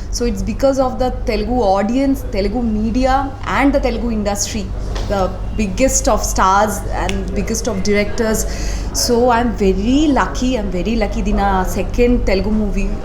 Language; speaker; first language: English; non-native, local second language; Bangla